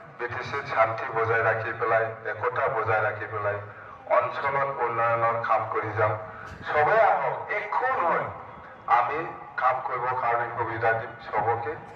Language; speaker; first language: Assamese; non-native, local second language; Bodo